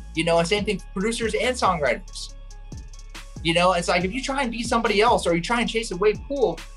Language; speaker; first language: English; native; English